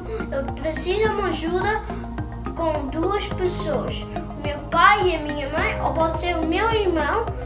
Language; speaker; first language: Portuguese; early bilingual, other home language; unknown